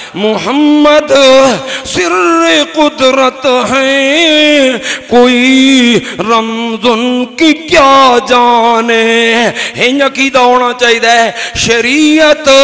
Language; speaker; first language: Urdu; non-native, local second language; Punjabi